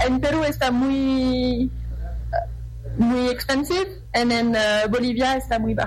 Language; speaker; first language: Spanish; non-native, learner; French